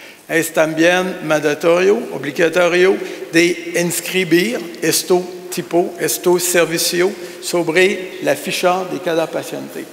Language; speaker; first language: Spanish; non-native, learner; French